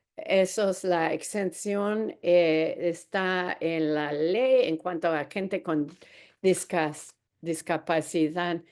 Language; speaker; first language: Spanish; non-native, fluent; English